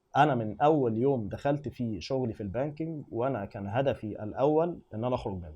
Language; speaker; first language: Egyptian Arabic; native; Egyptian Arabic